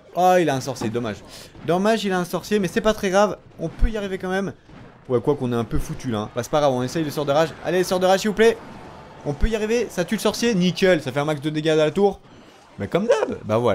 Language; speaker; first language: French; native; French